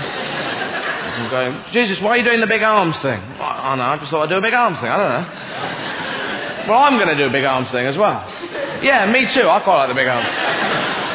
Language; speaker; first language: English; native; English